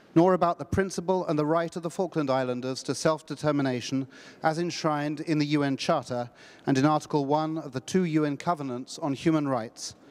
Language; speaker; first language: English; native; English